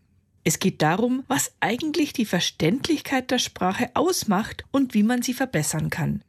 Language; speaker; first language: German; native; German